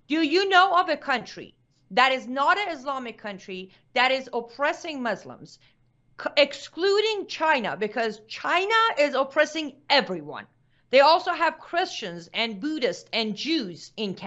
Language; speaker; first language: English; non-native, fluent; Persian